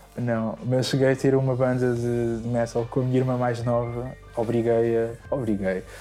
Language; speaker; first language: Portuguese; native; Portuguese